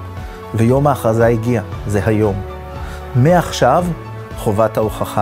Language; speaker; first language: Hebrew; native; Hebrew